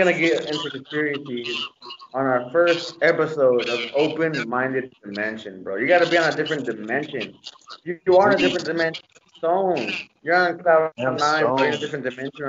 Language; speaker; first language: English; native; English